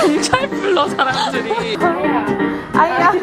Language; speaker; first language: Korean; early bilingual, heritage; English